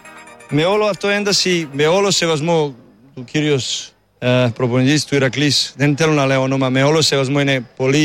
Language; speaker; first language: Greek; non-native, learner; Serbian